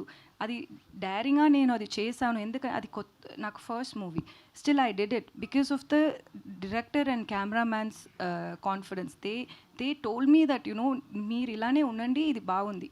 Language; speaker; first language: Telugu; non-native, learner; Tamil